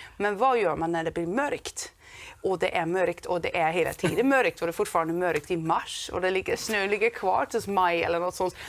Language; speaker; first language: Swedish; non-native, fluent; Dutch